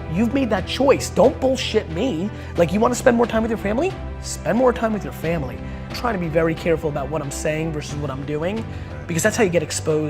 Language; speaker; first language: English; early bilingual, other home language; Russian